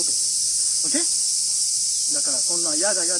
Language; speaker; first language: Japanese; non-native, fluent; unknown